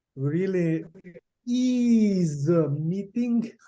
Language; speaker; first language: English; non-native, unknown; Slovenian